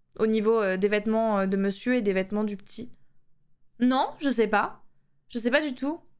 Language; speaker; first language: French; native; French